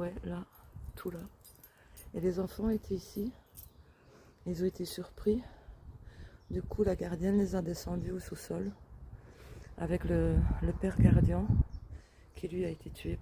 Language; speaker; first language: French; native; French